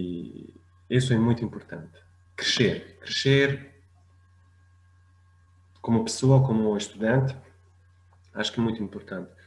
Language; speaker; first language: Portuguese; non-native, fluent; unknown